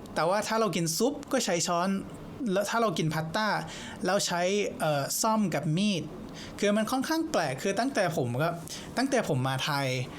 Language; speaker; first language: Thai; non-native, fluent; English